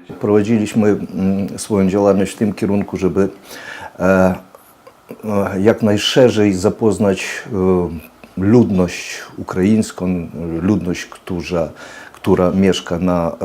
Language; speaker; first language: Polish; early bilingual, heritage; Polish